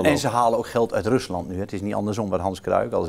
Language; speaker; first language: Dutch; native; Dutch